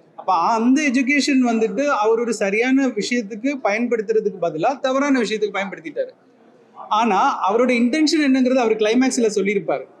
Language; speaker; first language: Tamil; native; Tamil